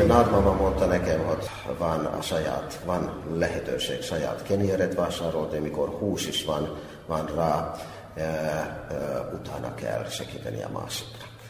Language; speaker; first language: Hungarian; non-native, fluent; Finnish